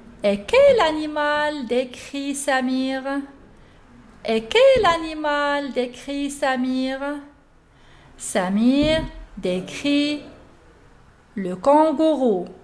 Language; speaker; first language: French; non-native, local second language; Arabic